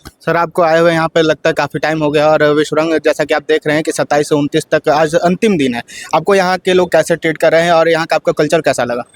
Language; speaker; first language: Hindi; native; Hindi